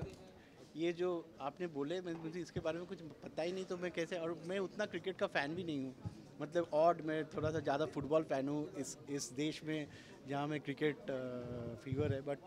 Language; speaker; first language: Hindi; non-native, local second language; Bangla